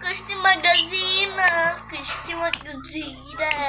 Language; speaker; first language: Bulgarian; non-native, local second language; Turkish